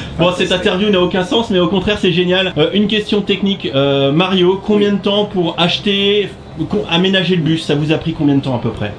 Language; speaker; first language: French; native; French